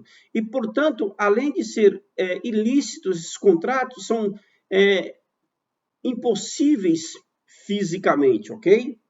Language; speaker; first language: Portuguese; native; Portuguese